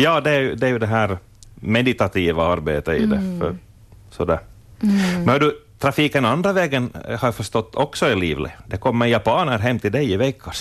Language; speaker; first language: Swedish; native; Swedish